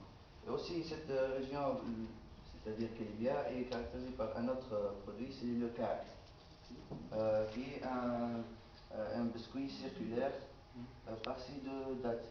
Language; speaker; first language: French; non-native, local second language; Arabic